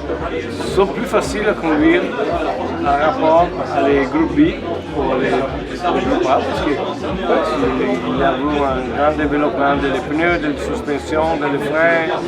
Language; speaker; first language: French; non-native, fluent; Italian